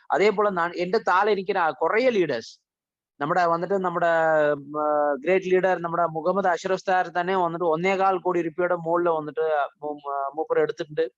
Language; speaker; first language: Malayalam; early bilingual, heritage; Malayalam